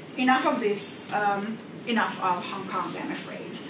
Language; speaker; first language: English; non-native, fluent; Indonesian